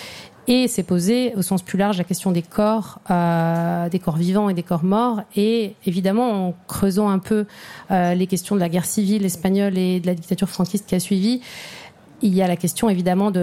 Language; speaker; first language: French; native; French